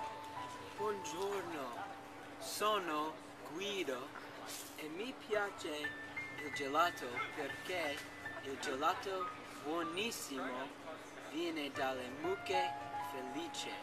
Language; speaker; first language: Italian; non-native, learner; English